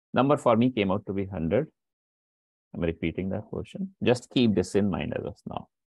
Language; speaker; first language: English; non-native, local second language; Hindi